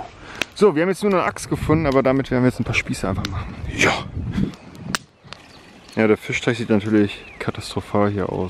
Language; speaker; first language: German; native; German